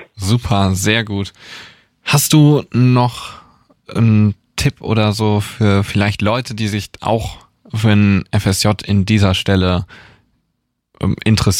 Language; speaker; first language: German; native; German